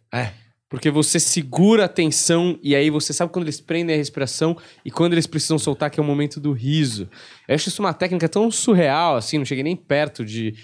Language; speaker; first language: Portuguese; native; Portuguese